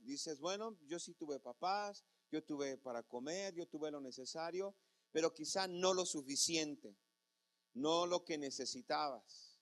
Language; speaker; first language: Spanish; native; Spanish